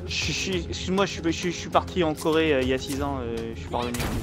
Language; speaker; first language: French; native; French